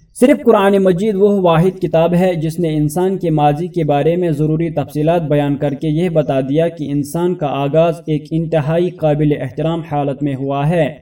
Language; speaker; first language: Urdu; native; Urdu